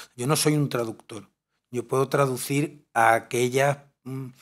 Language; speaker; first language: Spanish; native; Spanish